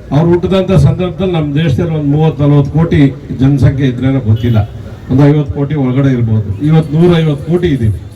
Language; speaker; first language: Kannada; native; Kannada